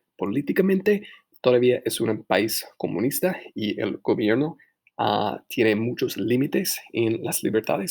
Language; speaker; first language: Spanish; non-native, fluent; English